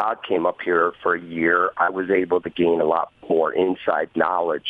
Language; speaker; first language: English; native; English